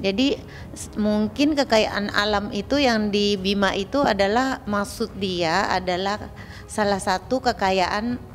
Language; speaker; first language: Indonesian; native; Indonesian